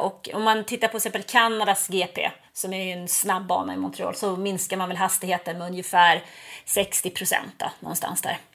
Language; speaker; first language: Swedish; native; Swedish